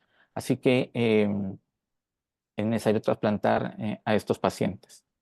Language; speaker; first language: Spanish; native; Spanish